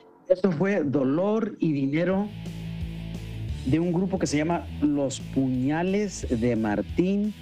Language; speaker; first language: Spanish; early bilingual, heritage; Spanish